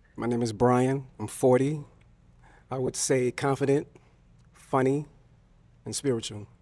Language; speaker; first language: English; native; English